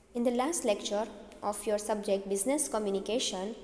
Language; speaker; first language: English; non-native, local second language; Gujarati